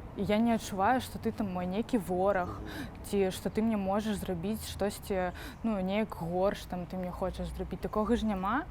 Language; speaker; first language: Belarusian; non-native, local second language; Russian